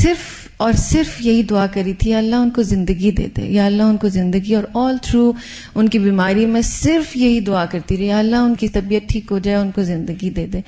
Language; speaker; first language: Urdu; native; Urdu